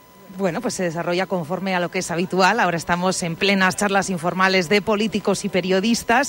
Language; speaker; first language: Spanish; native; Spanish